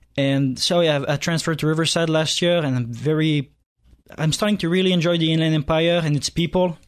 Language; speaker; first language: English; non-native, fluent; French